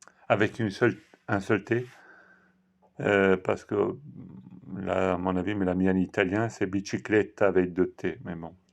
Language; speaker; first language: French; non-native, fluent; Italian